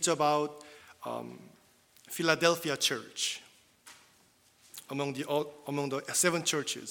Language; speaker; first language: English; non-native, fluent; Korean